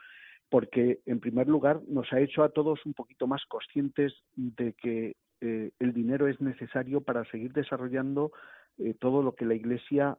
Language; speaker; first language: Spanish; native; Spanish